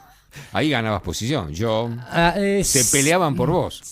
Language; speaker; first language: Spanish; native; Spanish